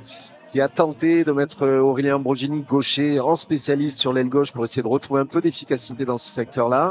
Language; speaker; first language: French; native; French